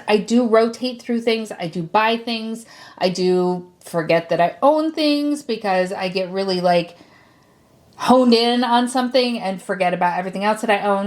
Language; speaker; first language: English; native; English